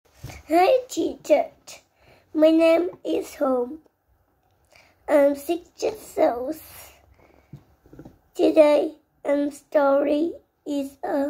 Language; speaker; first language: English; non-native, learner; Vietnamese